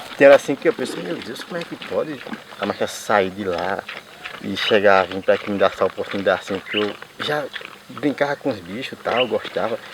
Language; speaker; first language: Portuguese; native; Portuguese